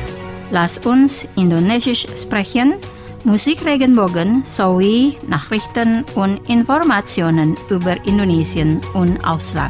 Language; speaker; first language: German; non-native, fluent; Indonesian